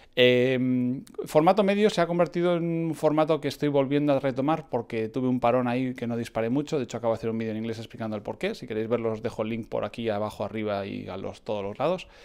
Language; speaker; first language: Spanish; native; Spanish